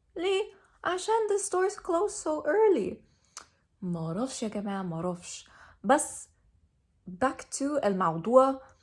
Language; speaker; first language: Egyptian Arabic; non-native, learner; English